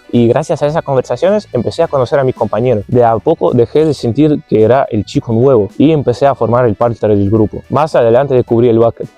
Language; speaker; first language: Spanish; non-native, fluent; Ukrainian